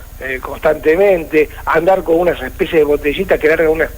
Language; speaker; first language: Spanish; native; Spanish